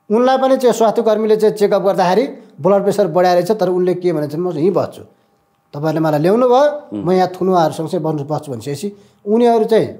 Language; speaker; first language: Nepali; native; Nepali